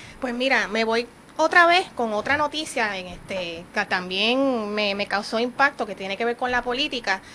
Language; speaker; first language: Spanish; native; Spanish